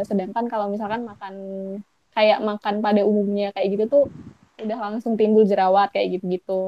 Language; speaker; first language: Indonesian; native; Indonesian